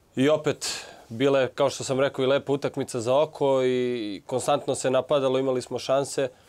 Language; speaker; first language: Serbian; native; Serbian